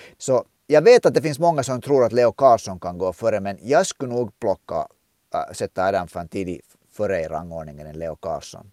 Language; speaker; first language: Swedish; native; Swedish